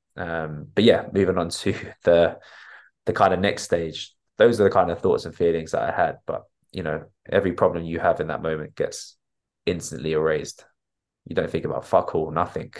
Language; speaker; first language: English; native; English